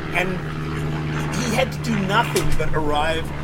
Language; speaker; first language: English; native; English